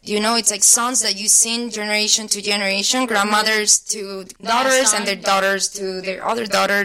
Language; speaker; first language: English; non-native, fluent; Spanish